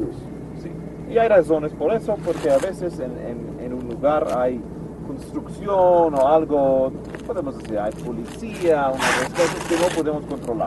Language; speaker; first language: Spanish; non-native, learner; English